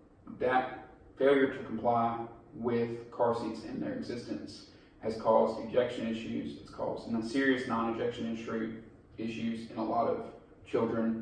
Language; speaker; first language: English; native; English